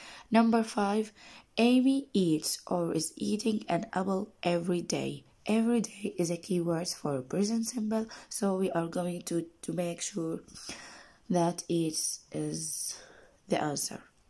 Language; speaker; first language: English; non-native, fluent; Arabic